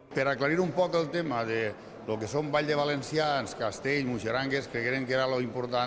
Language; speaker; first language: Catalan; native; Catalan